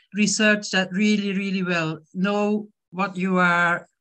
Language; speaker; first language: English; non-native, fluent; French